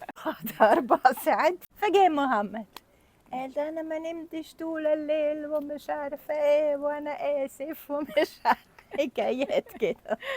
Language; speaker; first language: Egyptian Arabic; non-native, fluent; German